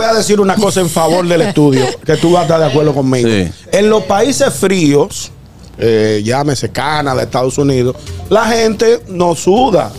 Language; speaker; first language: Spanish; native; Spanish